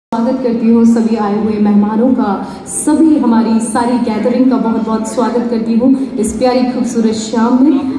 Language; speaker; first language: Hindi; native; Hindi